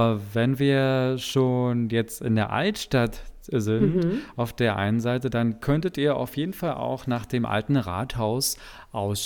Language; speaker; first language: German; native; German